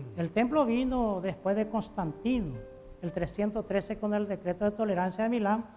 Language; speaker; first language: Spanish; non-native, local second language; Guarani